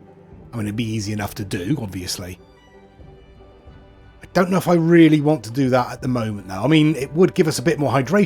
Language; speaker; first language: English; native; English